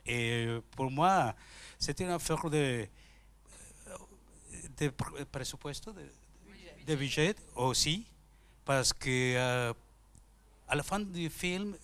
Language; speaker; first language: French; non-native, learner; Spanish